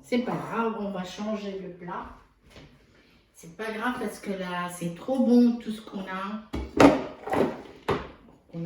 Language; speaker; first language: French; non-native, fluent; Arabic